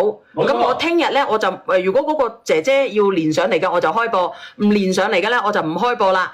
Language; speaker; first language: Cantonese; native; Cantonese